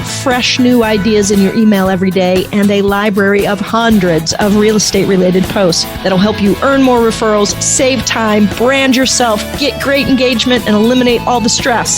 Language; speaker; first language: English; native; English